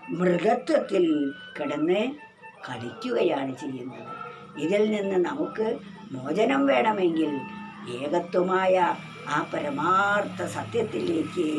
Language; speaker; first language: Malayalam; native; Malayalam